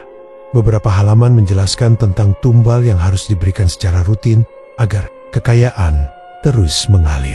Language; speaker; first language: Indonesian; native; Indonesian